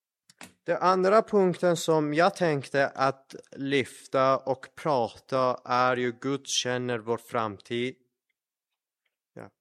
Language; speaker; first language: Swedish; non-native, fluent; Persian